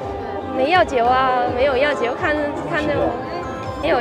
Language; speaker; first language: Chinese; non-native, learner; Vietnamese